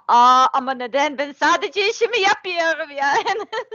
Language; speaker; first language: Turkish; non-native, learner; Serbian